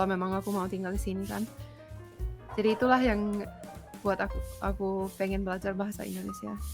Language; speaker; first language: Indonesian; non-native, fluent; Finnish